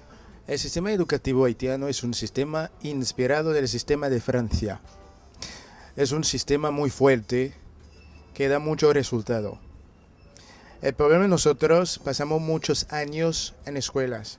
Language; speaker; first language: Spanish; non-native, fluent; Haitian Creole